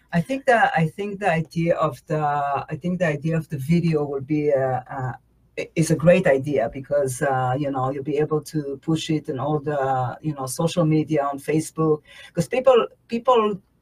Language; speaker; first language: English; non-native, fluent; Hebrew